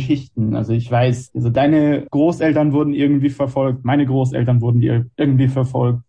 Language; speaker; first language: German; non-native, fluent; Hebrew